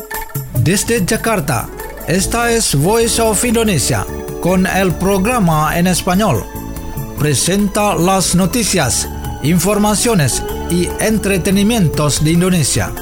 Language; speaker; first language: Spanish; non-native, fluent; Indonesian